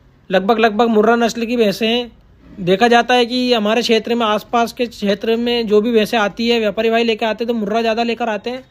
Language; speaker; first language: Hindi; native; Hindi